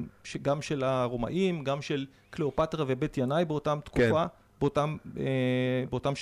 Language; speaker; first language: Hebrew; native; Hebrew